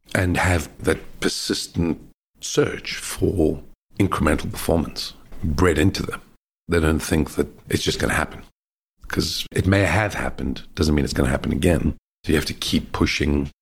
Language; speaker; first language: English; native; English